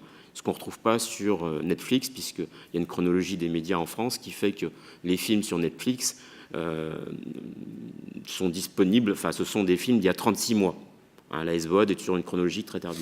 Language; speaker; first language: French; native; French